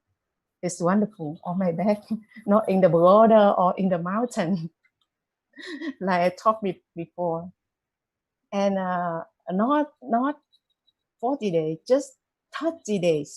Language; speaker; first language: English; non-native, learner; Vietnamese